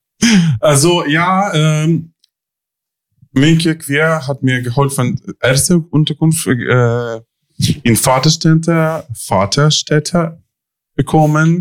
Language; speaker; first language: German; non-native, learner; Ukrainian